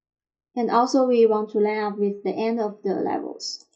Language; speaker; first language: English; non-native, fluent; Chinese